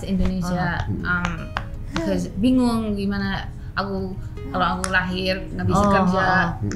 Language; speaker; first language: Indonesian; non-native, learner; English